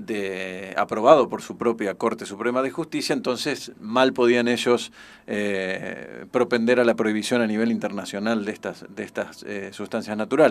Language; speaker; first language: Spanish; native; Spanish